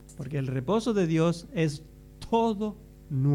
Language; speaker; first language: Spanish; native; Spanish